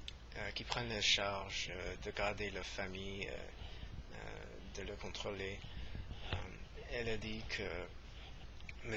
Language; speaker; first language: French; non-native, learner; English